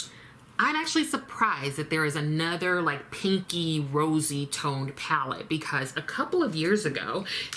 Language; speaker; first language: English; native; English